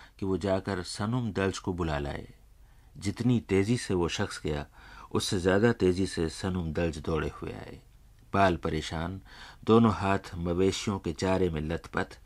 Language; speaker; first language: Urdu; native; Urdu